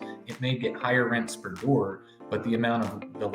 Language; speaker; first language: English; native; English